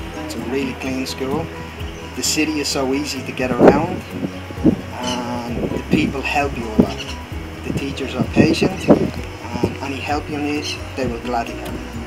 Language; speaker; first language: English; native; English